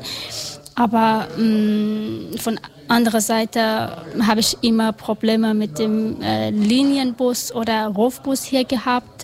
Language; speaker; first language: German; non-native, learner; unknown